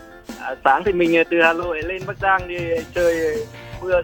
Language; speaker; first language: Vietnamese; native; Vietnamese